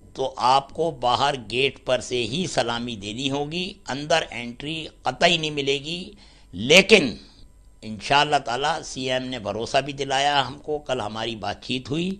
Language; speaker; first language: Hindi; native; Hindi